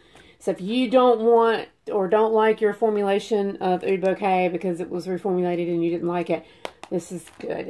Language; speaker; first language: English; native; English